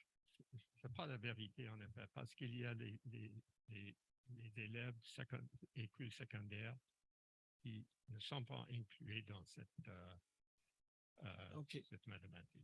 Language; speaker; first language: French; non-native, local second language; English